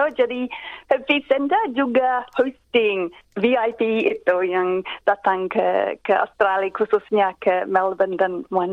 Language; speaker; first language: Indonesian; non-native, fluent; English